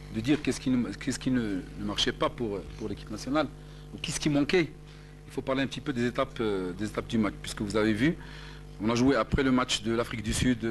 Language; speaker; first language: French; non-native, local second language; Arabic